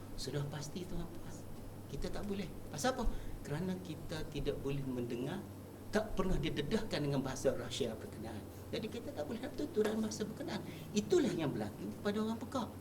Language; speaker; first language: Malay; native; Malay